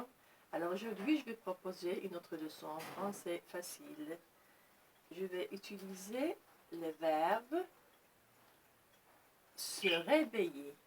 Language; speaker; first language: French; non-native, local second language; Arabic